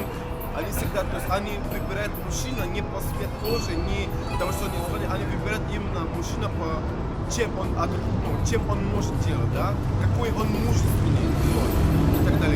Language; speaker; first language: Russian; non-native, fluent; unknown